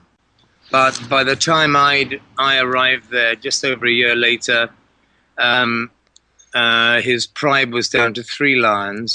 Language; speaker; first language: English; native; English